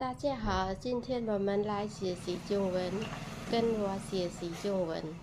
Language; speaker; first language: Chinese; non-native, fluent; Khmer